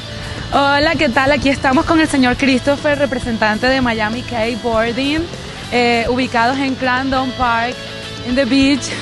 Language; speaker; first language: Spanish; native; Spanish